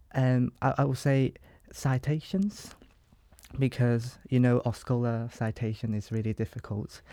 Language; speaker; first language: English; non-native, local second language; Cantonese